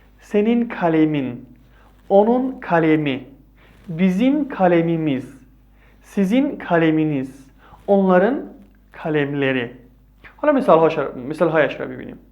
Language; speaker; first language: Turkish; non-native, fluent; Persian